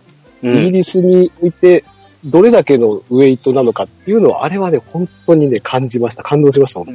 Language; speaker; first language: Japanese; native; Japanese